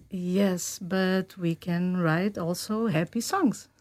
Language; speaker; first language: English; non-native, learner; Portuguese